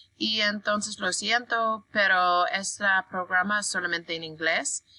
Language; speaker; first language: Spanish; non-native, learner; English